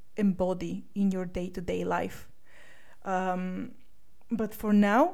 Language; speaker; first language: English; non-native, fluent; Bulgarian